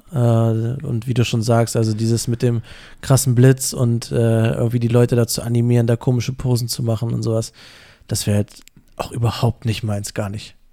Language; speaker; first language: German; native; German